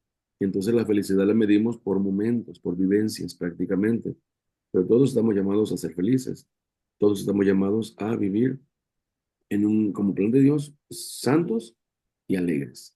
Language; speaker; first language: Spanish; native; Spanish